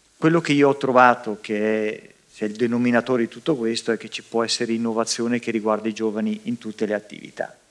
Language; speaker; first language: Italian; native; Italian